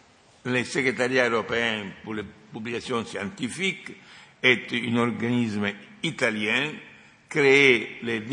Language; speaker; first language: French; non-native, fluent; Italian